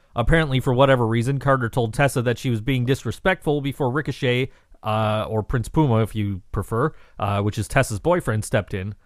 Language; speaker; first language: English; native; English